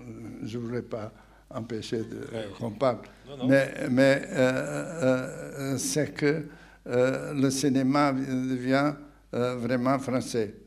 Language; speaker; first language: French; non-native, fluent; Portuguese